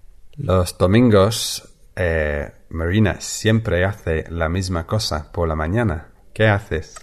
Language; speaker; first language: Spanish; non-native, fluent; English